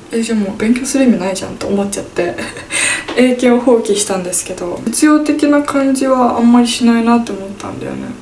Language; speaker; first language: Japanese; native; Japanese